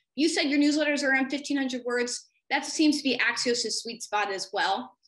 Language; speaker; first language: English; native; English